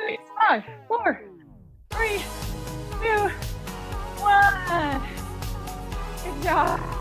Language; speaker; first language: English; native; English